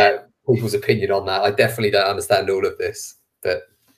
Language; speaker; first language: English; native; English